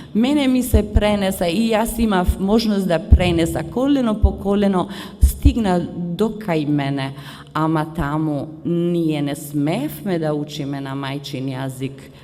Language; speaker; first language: Macedonian; early bilingual, heritage; Macedonian